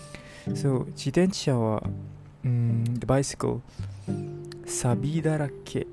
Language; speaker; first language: Japanese; non-native, learner; English